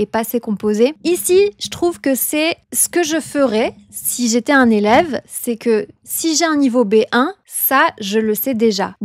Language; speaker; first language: French; native; French